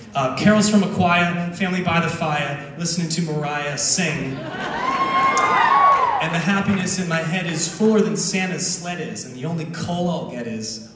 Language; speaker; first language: English; native; English